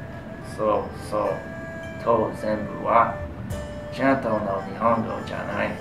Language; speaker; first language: Japanese; non-native, learner; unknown